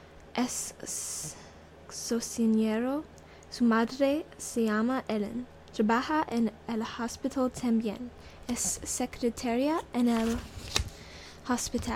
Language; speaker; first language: Spanish; non-native, learner; English